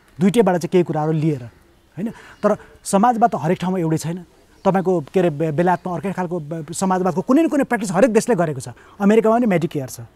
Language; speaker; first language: Nepali; native; Nepali